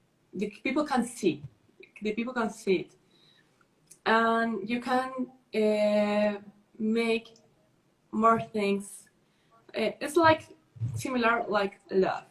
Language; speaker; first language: English; non-native, learner; Spanish